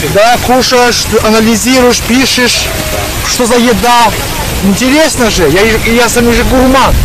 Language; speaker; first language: Russian; non-native, local second language; Azerbaijani